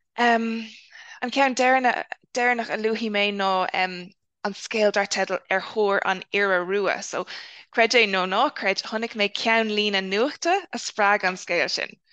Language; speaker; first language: Irish; non-native, local second language; English